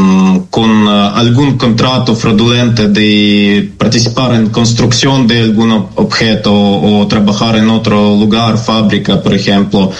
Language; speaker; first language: Spanish; non-native, learner; Ukrainian